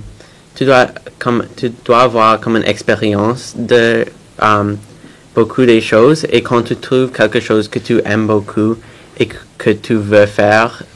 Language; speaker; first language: French; non-native, local second language; English